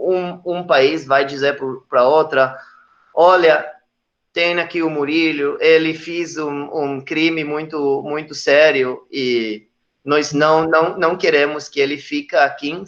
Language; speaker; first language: Portuguese; non-native, fluent; Hebrew